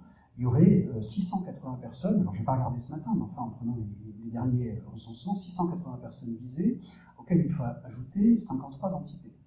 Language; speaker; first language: French; native; French